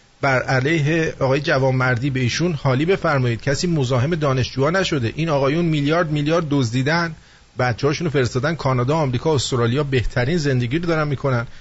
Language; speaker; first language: Persian; native; Persian